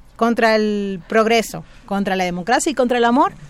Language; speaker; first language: Spanish; native; Spanish